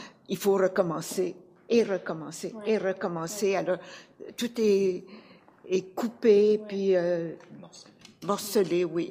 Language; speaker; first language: French; native; French